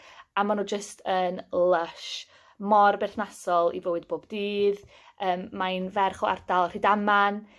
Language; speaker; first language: Welsh; native; Welsh